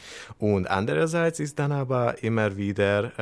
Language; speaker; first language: German; non-native, fluent; Hungarian